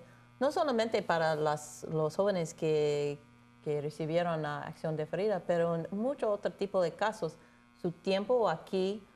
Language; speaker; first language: Spanish; non-native, fluent; English